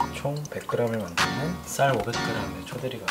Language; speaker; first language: Korean; native; Korean